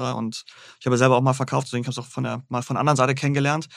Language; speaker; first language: German; native; German